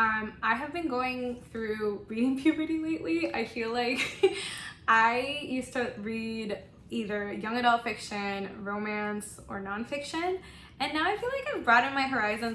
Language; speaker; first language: English; non-native, local second language; Spanish